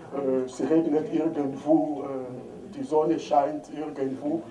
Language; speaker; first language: German; non-native, fluent; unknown